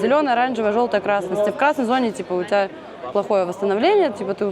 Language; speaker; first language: Russian; native; Russian